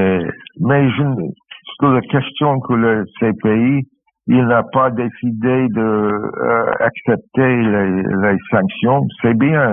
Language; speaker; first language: French; non-native, fluent; English